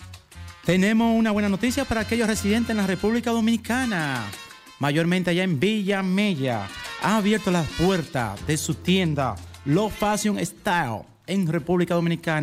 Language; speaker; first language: Spanish; native; Spanish